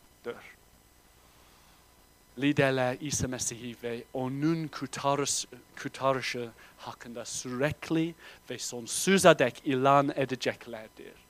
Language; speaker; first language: Turkish; non-native, fluent; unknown